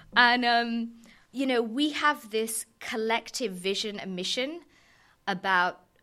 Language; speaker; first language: English; native; English